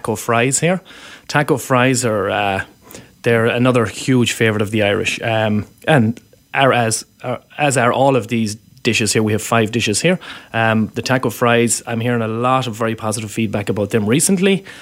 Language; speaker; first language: English; native; English